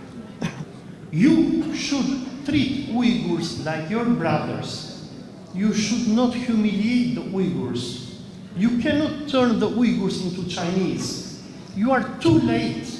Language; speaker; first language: English; non-native, fluent; Albanian